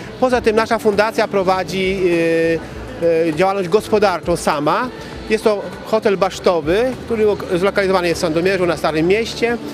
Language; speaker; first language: Polish; native; Polish